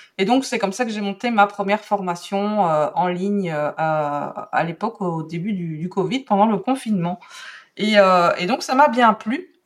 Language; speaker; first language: French; native; French